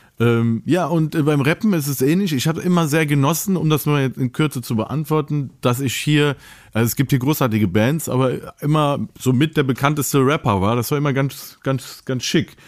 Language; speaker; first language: German; native; German